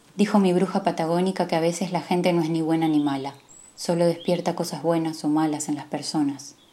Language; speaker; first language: Spanish; native; Spanish